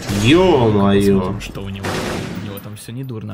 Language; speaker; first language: Russian; native; Russian